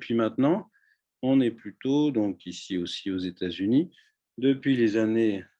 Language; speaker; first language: French; native; French